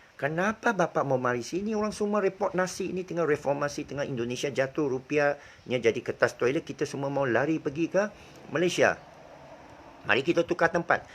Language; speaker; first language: Malay; native; Malay